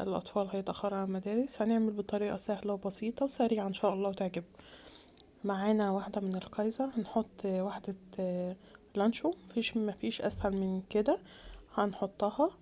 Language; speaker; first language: Arabic; native; Arabic